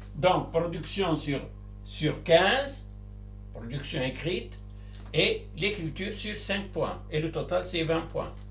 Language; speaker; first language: French; non-native, local second language; Arabic